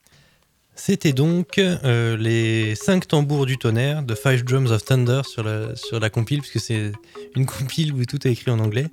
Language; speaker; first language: French; native; French